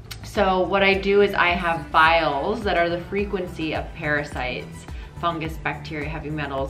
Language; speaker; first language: English; native; English